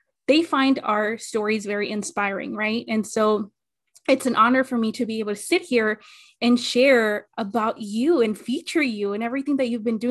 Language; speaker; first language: English; early bilingual, other home language; Spanish